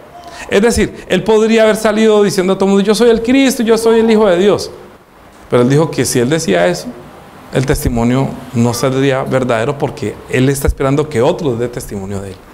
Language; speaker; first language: Spanish; native; Spanish